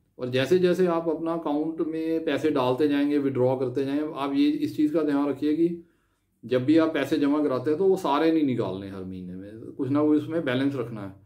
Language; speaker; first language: Hindi; non-native, local second language; Punjabi